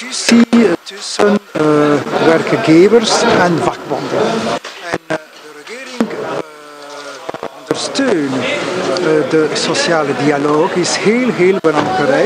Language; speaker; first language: Dutch; non-native, local second language; French